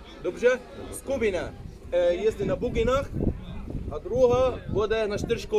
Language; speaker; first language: Czech; non-native, learner; Arabic